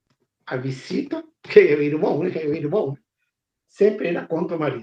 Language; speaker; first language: Portuguese; non-native, fluent; Spanish